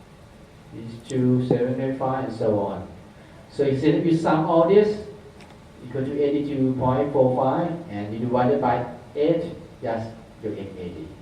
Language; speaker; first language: English; non-native, fluent; Thai